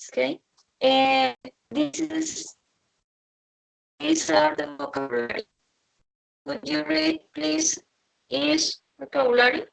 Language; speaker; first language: English; non-native, learner; Spanish